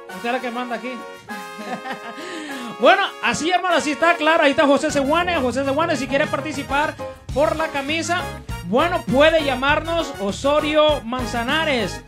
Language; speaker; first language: Spanish; native; Spanish